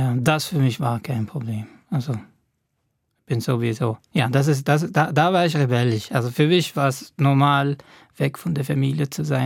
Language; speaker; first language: German; non-native, fluent; Arabic